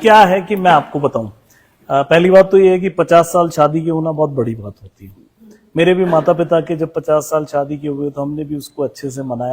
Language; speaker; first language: Hindi; native; Hindi